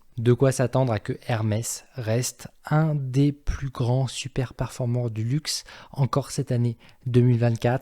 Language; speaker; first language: French; native; French